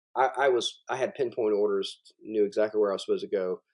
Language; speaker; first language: English; native; English